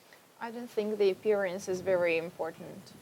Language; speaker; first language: English; non-native, fluent; Russian